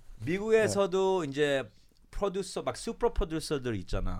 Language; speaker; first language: Korean; early bilingual, heritage; Korean